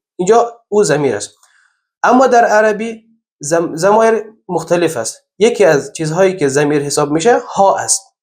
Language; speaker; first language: Persian; native; Persian